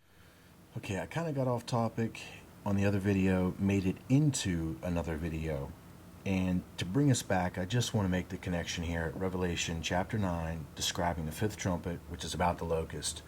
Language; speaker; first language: English; native; English